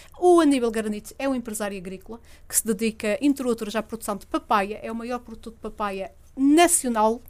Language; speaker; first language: Portuguese; native; Portuguese